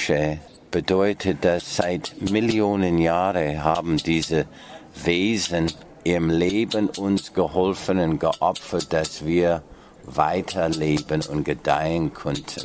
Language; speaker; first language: German; non-native, fluent; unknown